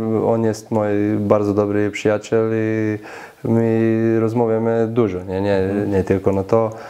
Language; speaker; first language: Polish; non-native, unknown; Slovenian